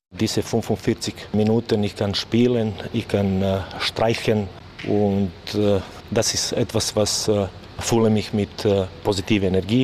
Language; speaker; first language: German; non-native, learner; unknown